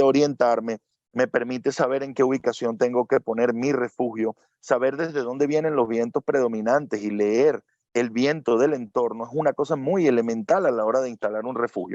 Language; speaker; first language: Spanish; native; Spanish